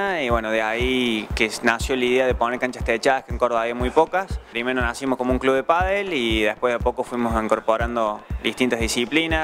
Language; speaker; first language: Spanish; native; Spanish